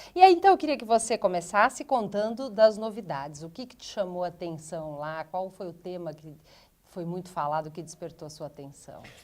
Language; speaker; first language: Portuguese; native; Portuguese